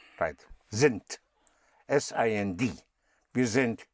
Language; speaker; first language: German; non-native, fluent; English